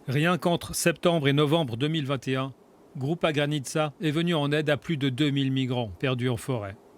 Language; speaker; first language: French; native; French